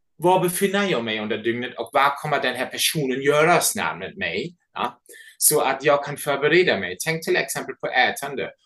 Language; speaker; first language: Swedish; non-native, fluent; German